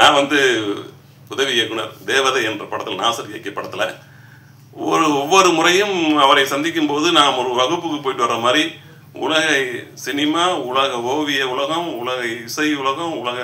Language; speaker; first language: Tamil; native; Tamil